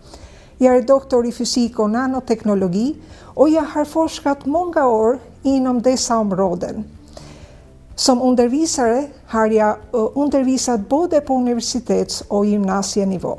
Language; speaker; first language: Swedish; non-native, fluent; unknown